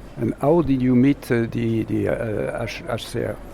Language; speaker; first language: English; non-native, fluent; French